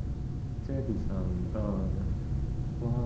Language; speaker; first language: Japanese; non-native, learner; English